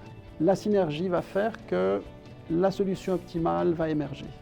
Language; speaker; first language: French; native; French